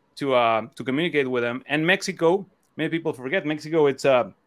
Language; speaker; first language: English; non-native, fluent; Spanish